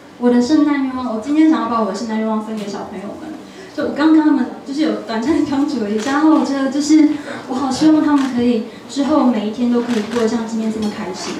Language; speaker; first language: Chinese; native; Chinese